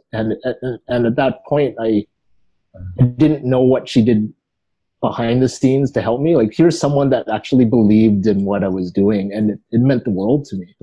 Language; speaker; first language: English; native; English